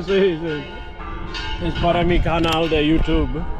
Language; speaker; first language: Spanish; non-native, learner; English